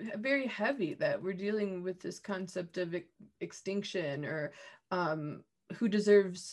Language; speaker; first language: English; native; English